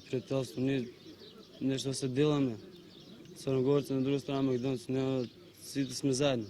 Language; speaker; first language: Macedonian; native; Macedonian